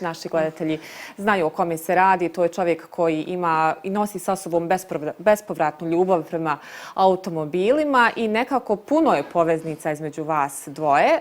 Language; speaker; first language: Bosnian; native; Bosnian